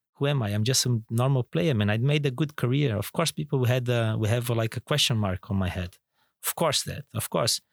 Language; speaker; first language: English; non-native, fluent; Portuguese